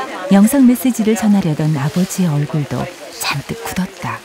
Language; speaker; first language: Korean; native; Korean